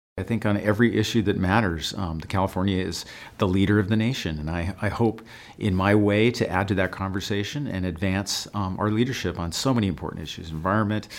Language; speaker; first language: English; native; English